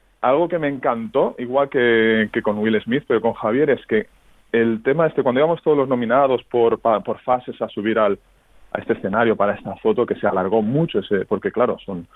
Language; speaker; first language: Spanish; native; Spanish